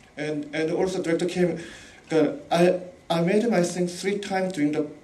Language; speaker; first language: English; non-native, fluent; Korean